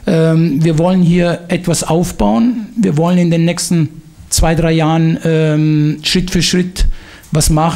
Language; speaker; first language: German; non-native, fluent; Italian